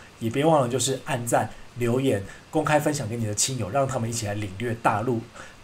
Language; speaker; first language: Chinese; native; Chinese